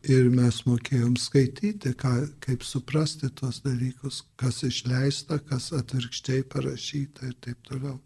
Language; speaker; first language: Lithuanian; early bilingual, heritage; Lithuanian